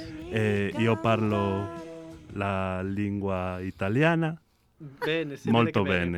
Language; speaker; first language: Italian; non-native, learner; Spanish